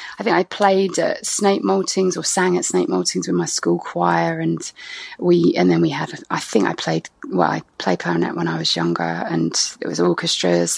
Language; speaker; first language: English; native; English